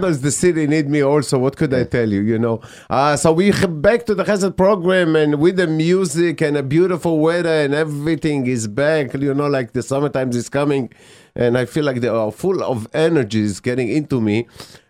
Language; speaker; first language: English; non-native, fluent; Hebrew